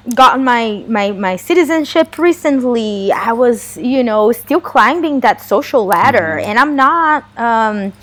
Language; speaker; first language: English; non-native, fluent; Portuguese